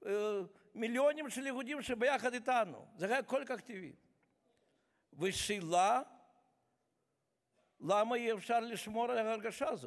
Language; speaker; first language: Hebrew; non-native, fluent; Russian